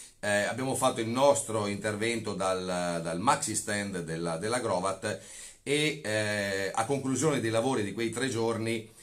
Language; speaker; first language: Italian; native; Italian